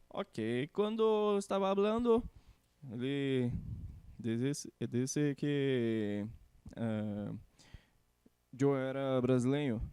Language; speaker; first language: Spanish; non-native, learner; Portuguese